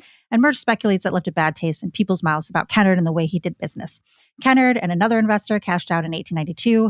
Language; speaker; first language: English; native; English